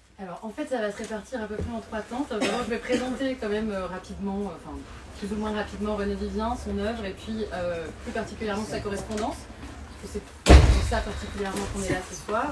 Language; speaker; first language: French; native; French